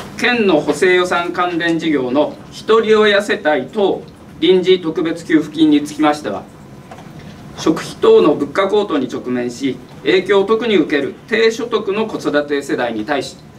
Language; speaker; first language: Japanese; native; Japanese